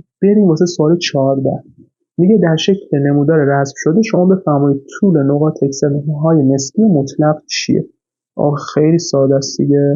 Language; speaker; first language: Persian; native; Persian